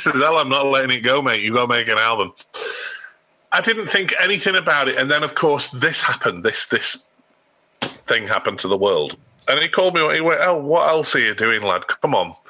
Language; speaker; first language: English; native; English